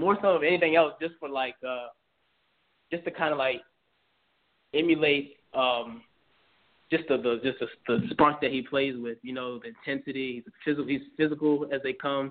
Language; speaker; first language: English; native; English